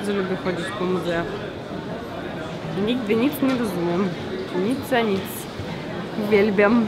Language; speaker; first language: Polish; non-native, fluent; Russian